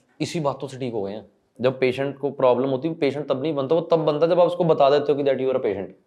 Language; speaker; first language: Hindi; non-native, local second language; Punjabi